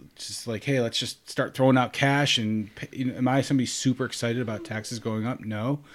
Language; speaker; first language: English; native; English